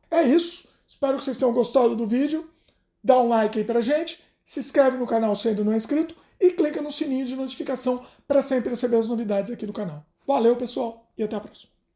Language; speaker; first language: Portuguese; native; Portuguese